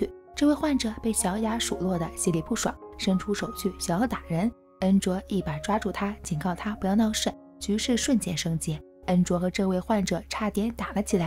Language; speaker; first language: Chinese; native; Chinese